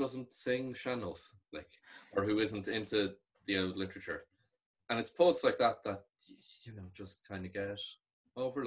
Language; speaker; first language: English; non-native, local second language; Irish